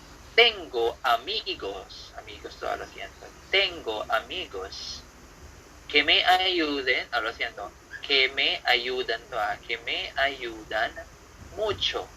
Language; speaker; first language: Spanish; non-native, fluent; Filipino